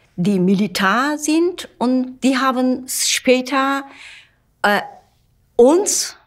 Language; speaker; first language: German; non-native, fluent; Turkish